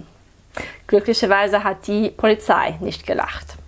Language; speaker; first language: German; non-native, fluent; English